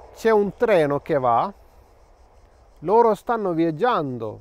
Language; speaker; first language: Italian; non-native, fluent; Tamil